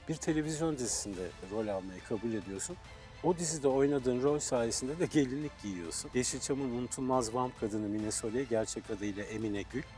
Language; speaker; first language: Turkish; native; Turkish